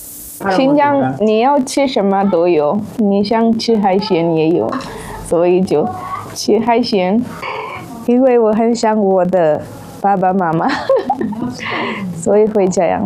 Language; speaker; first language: Chinese; non-native, fluent; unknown